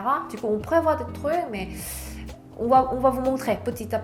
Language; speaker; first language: French; non-native, learner; Korean